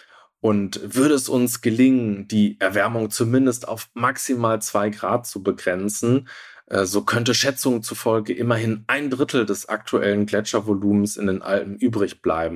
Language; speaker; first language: German; native; German